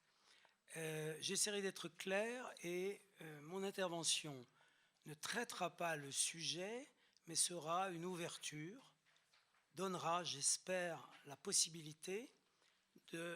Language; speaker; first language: French; native; French